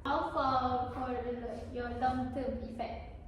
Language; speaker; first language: English; non-native, learner; Malay